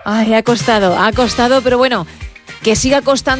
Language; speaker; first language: Spanish; native; Spanish